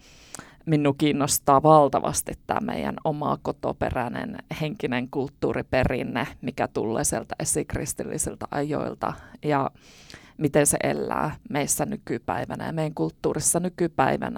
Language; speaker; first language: Finnish; native; Finnish